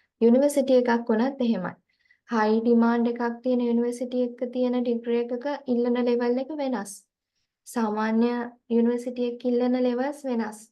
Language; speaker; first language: Sinhala; native; Sinhala